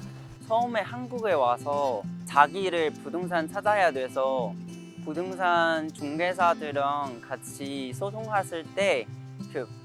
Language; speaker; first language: Korean; non-native, learner; Chinese